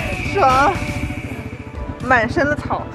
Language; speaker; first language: Chinese; native; Chinese